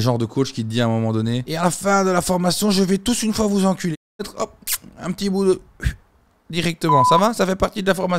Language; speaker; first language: French; native; French